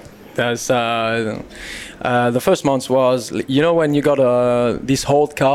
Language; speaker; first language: English; non-native, learner; French